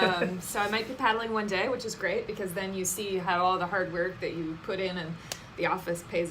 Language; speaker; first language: English; native; English